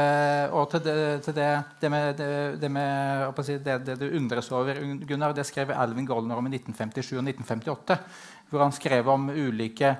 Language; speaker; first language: Norwegian; native; Norwegian